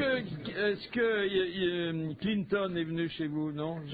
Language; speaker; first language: French; native; French